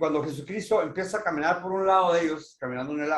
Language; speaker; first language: Spanish; native; Spanish